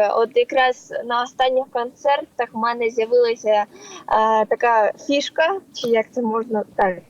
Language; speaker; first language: Ukrainian; native; Ukrainian